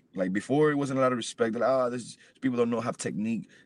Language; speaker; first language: English; early bilingual, other home language; Spanish